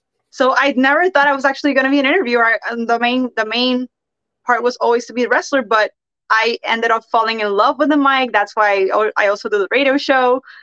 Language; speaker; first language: English; non-native, fluent; Spanish